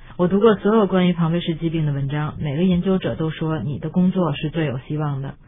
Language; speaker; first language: Chinese; native; Chinese